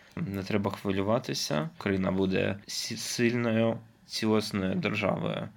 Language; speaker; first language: Ukrainian; non-native, local second language; Russian